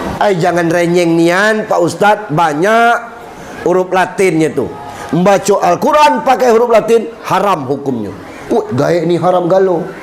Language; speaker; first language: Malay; non-native, local second language; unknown